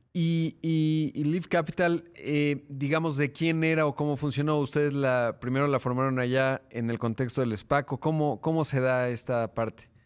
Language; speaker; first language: Spanish; native; Spanish